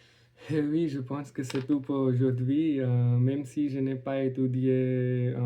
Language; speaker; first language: French; non-native, learner; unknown